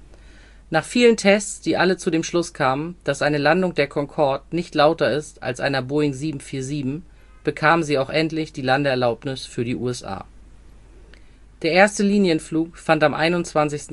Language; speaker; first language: German; native; German